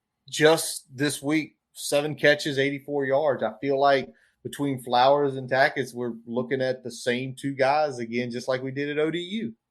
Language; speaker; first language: English; native; English